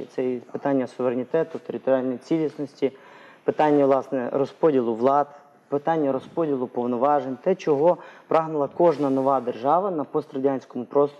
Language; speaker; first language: Ukrainian; native; Ukrainian